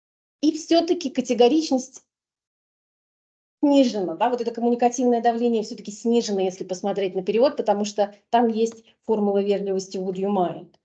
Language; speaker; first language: Russian; native; Russian